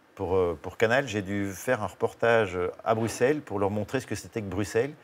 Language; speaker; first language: French; native; French